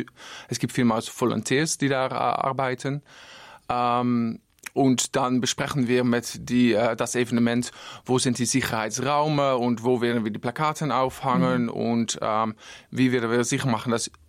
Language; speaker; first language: German; non-native, learner; Dutch